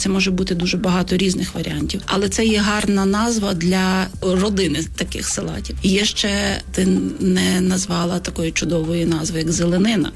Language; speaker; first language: Ukrainian; native; Ukrainian